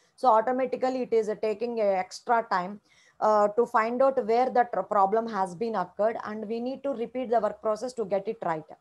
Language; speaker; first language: English; non-native, local second language; Telugu